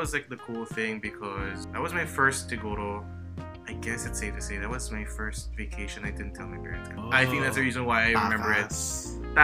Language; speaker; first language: English; non-native, local second language; Filipino